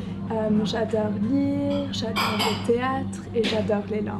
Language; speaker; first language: French; non-native, fluent; English